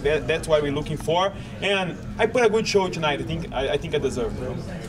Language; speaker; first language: English; non-native, learner; Portuguese